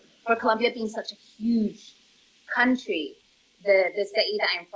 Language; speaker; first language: English; native; English